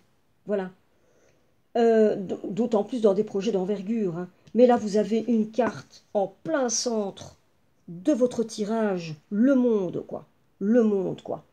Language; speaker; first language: French; native; French